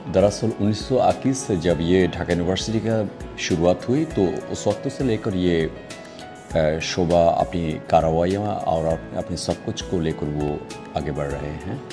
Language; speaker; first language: Urdu; non-native, fluent; Bangla